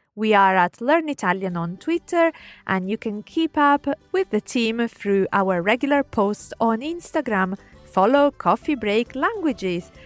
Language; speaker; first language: English; non-native, fluent; Italian